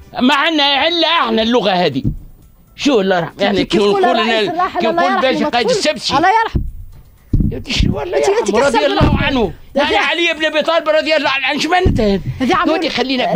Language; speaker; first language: Arabic; native; Arabic